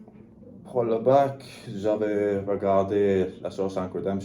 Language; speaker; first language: French; non-native, learner; English